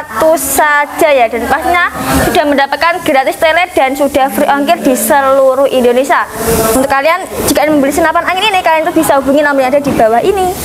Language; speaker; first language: Indonesian; native; Indonesian